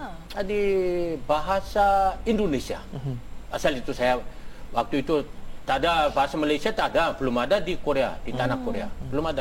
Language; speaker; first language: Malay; non-native, fluent; Korean